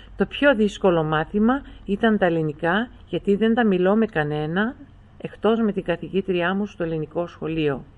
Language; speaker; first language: Greek; early bilingual, heritage; Greek